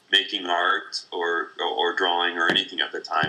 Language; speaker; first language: English; native; English